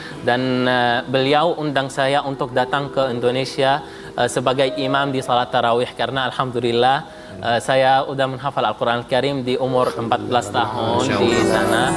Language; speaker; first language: Indonesian; non-native, fluent; Arabic